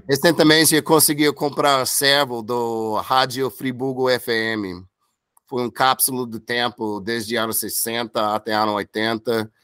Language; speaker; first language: Portuguese; non-native, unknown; English